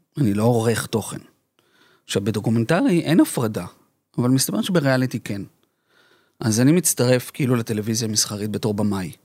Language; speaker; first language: Hebrew; early bilingual, other home language; Spanish